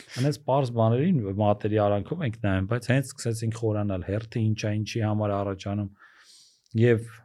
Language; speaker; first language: Armenian; native; Armenian